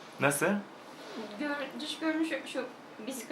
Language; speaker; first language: Turkish; native; Turkish